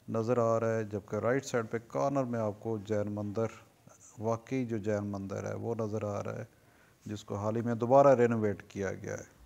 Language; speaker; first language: Urdu; native; Urdu